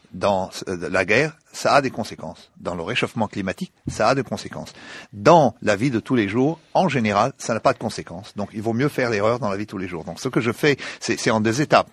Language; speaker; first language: French; non-native, local second language; Arabic